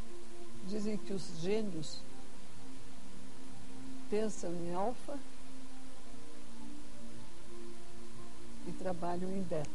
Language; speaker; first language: Portuguese; native; Portuguese